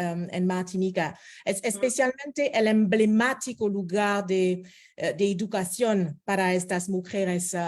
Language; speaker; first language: Spanish; non-native, fluent; French